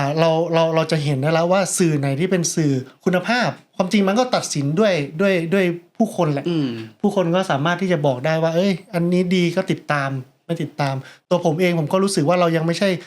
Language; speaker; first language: Thai; native; Thai